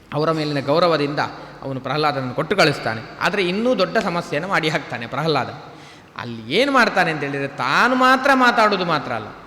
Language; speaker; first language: Kannada; native; Kannada